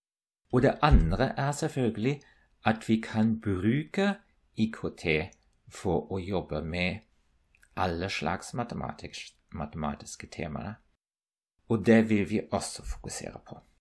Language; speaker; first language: Norwegian; non-native, fluent; German